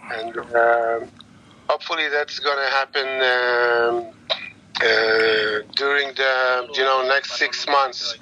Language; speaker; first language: English; non-native, learner; Hebrew